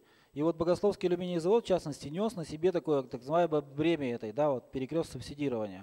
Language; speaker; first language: Russian; native; Russian